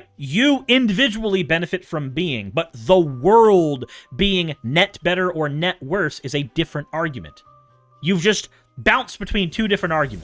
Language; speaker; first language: English; native; English